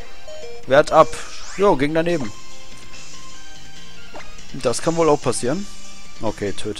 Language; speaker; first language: German; native; German